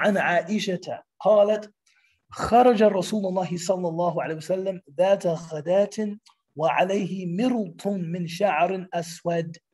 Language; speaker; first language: Arabic; non-native, fluent; English